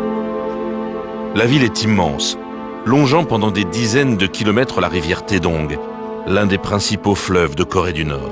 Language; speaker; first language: French; native; French